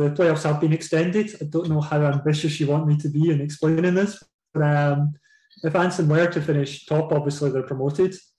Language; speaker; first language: English; native; English